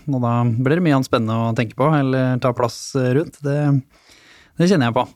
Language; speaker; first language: Norwegian; native; Norwegian